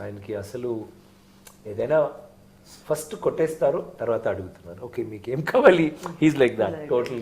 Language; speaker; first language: Telugu; non-native, learner; Tamil